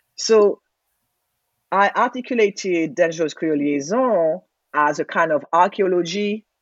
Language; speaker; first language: English; non-native, fluent; French